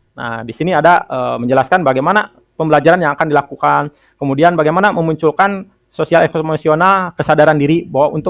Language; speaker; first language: Indonesian; non-native, local second language; Sundanese